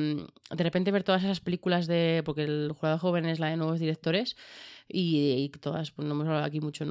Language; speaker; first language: Spanish; native; Spanish